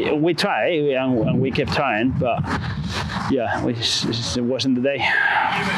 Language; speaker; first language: English; non-native, fluent; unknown